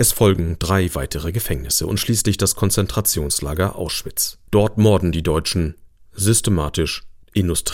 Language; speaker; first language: German; native; German